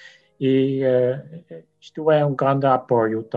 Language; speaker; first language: Portuguese; non-native, fluent; Dutch